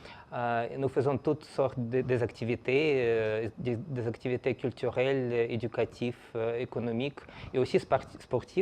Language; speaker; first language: French; non-native, fluent; Russian